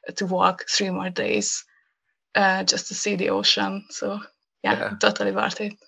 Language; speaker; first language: English; non-native, learner; Hungarian